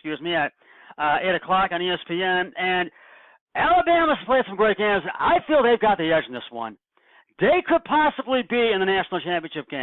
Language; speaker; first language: English; native; English